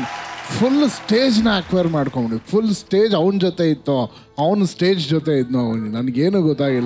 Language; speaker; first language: Kannada; native; Kannada